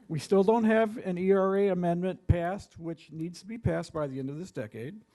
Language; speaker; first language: English; native; English